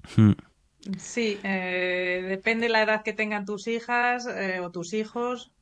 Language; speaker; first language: Spanish; native; Spanish